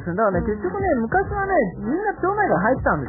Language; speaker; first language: Japanese; native; Japanese